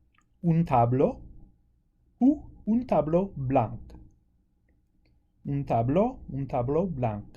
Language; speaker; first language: French; non-native, fluent; English